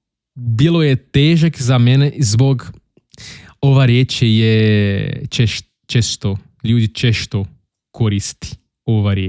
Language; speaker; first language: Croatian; non-native, learner; Portuguese